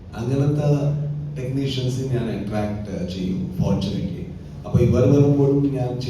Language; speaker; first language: Malayalam; non-native, learner; Kannada